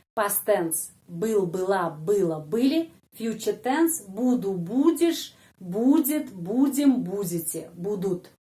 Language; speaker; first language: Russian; non-native, fluent; Indonesian